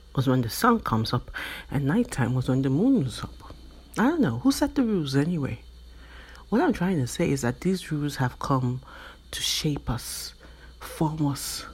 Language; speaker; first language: English; non-native, local second language; Yoruba